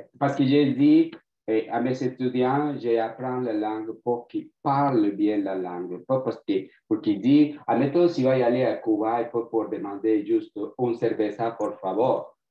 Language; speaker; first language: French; non-native, fluent; Spanish